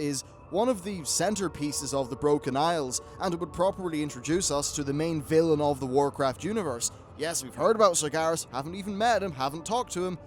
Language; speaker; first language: English; native; English